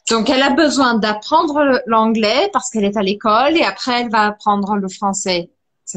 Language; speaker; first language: French; non-native, fluent; Portuguese